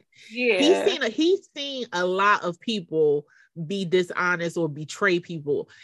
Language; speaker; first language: English; native; English